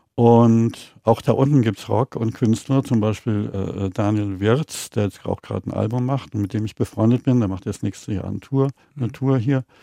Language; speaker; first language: German; native; German